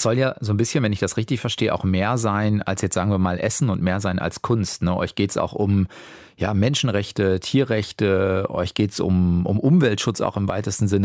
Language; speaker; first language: German; native; German